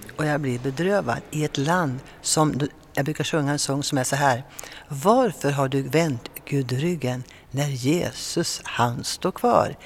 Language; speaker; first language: Swedish; native; Swedish